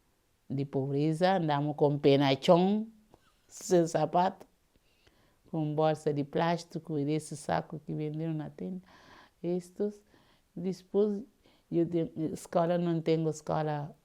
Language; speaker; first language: Portuguese; non-native, learner; Kabuverdianu